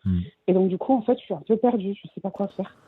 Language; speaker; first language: French; native; French